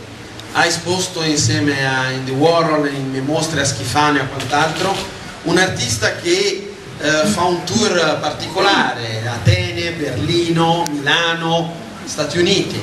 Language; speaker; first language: Italian; native; Italian